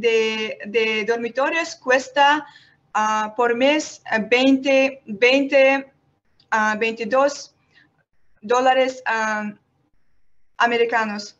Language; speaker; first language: Spanish; non-native, learner; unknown